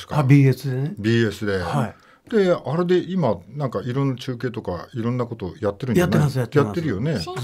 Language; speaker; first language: Japanese; native; Japanese